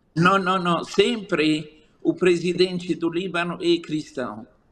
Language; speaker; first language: Portuguese; non-native, fluent; Arabic